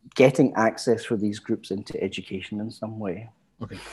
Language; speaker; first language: English; native; English